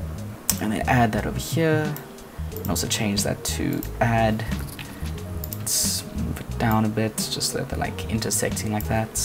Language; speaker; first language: English; native; English